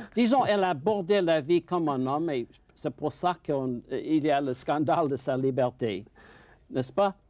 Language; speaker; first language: French; non-native, fluent; English